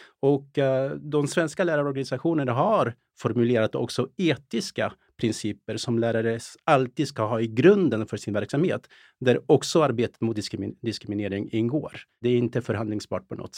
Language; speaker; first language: Swedish; early bilingual, other home language; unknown